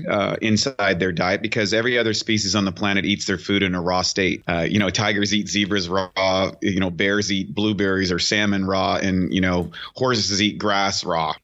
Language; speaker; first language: English; native; English